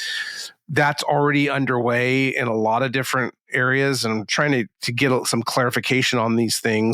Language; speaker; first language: English; native; English